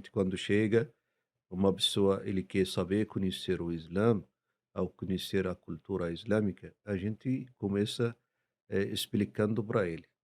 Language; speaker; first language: Portuguese; non-native, fluent; Arabic